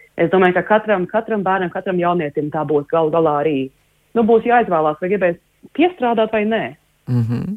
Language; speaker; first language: Latvian; early bilingual, heritage; Latvian